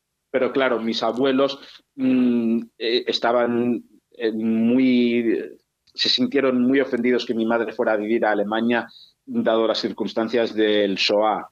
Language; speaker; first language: Spanish; native; Spanish